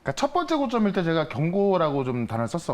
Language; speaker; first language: Korean; native; Korean